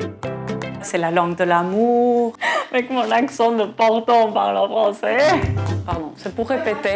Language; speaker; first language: French; non-native, fluent; Portuguese